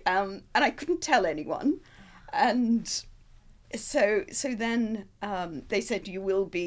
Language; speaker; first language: English; native; English